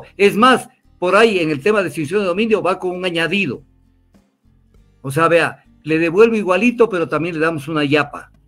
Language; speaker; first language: Spanish; native; Spanish